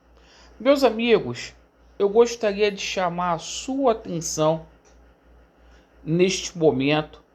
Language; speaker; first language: Portuguese; native; Portuguese